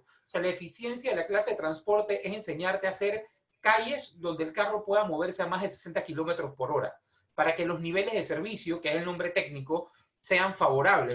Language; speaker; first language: Spanish; native; Spanish